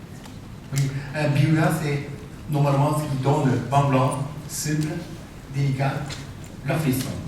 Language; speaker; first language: French; non-native, fluent; Japanese